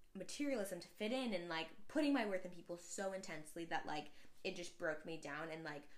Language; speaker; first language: English; native; English